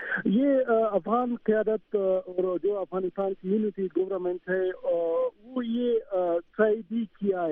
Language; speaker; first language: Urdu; non-native, fluent; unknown